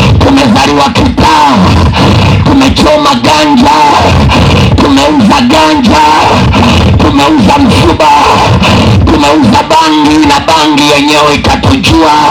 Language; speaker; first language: Swahili; native; Swahili